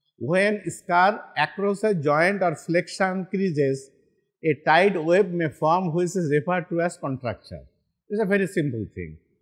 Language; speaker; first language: English; non-native, local second language; Bangla